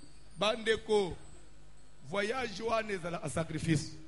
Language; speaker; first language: French; non-native, local second language; Lingala